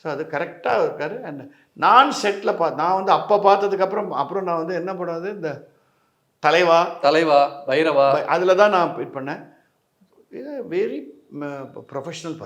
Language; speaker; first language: Tamil; native; Tamil